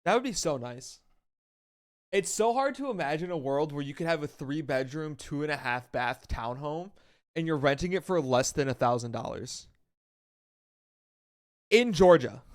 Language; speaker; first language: English; native; English